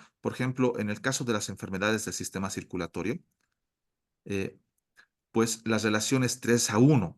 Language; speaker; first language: Spanish; native; Spanish